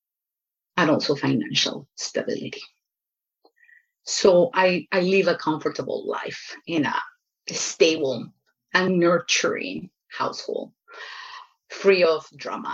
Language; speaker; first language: English; non-native, fluent; Spanish